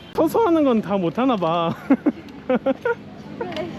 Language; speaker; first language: Korean; native; Korean